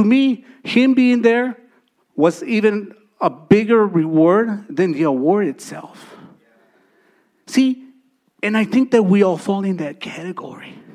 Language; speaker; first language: English; early bilingual, other home language; Spanish